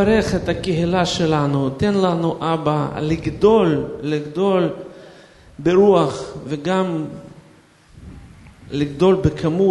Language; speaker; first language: Hebrew; non-native, fluent; Russian